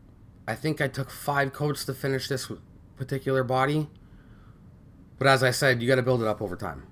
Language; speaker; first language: English; native; English